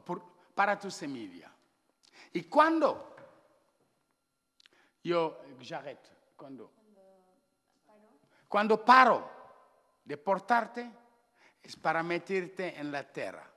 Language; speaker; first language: Spanish; non-native, learner; Wolof